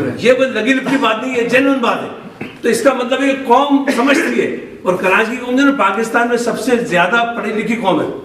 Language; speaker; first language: Urdu; native; Urdu